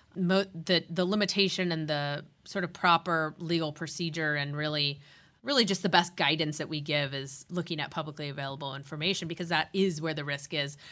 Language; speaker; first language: English; native; English